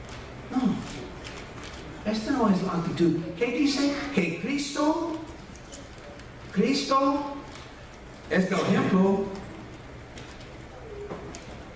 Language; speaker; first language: Spanish; non-native, fluent; English